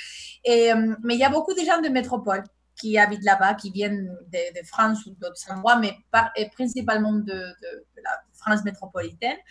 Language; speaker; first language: French; non-native, fluent; Spanish